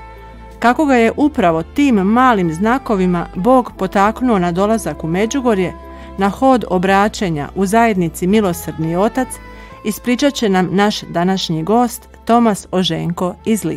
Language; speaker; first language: Croatian; native; Croatian